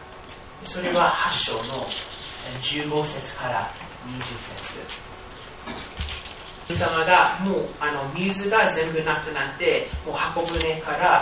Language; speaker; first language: Japanese; non-native, fluent; English